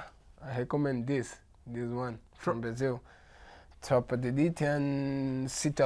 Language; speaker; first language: English; non-native, learner; Portuguese